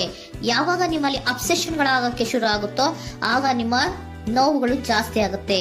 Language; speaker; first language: Kannada; native; Kannada